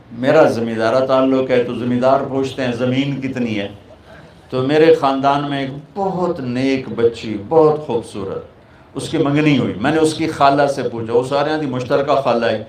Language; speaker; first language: Urdu; non-native, local second language; Punjabi